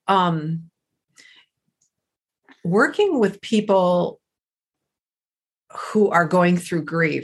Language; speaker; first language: English; early bilingual, other home language; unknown